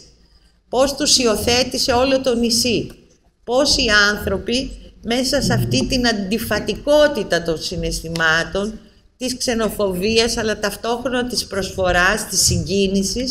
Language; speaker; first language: Greek; native; Greek